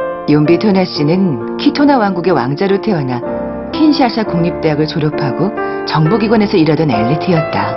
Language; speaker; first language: Korean; native; Korean